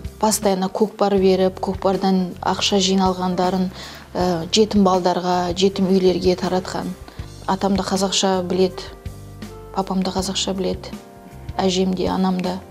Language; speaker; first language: Kazakh; non-native, local second language; Turkish